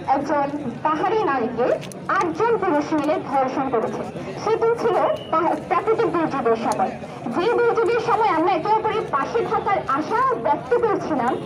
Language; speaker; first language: Bangla; non-native, local second language; Marma